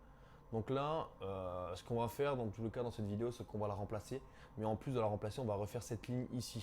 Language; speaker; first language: French; native; French